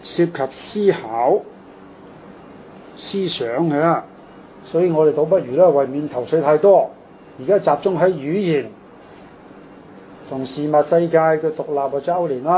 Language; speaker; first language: Chinese; non-native, local second language; Cantonese